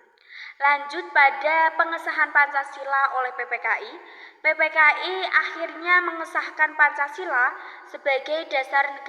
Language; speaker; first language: Indonesian; native; Indonesian